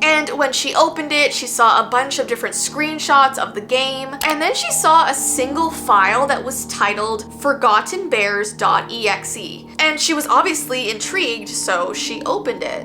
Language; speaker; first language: English; native; English